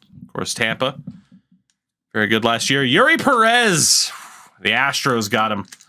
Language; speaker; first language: English; native; English